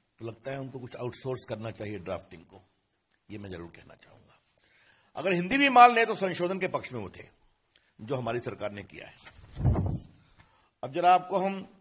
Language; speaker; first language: Hindi; native; Hindi